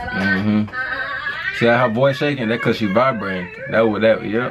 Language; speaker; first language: English; native; English